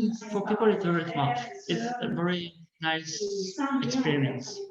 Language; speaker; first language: English; non-native, learner; French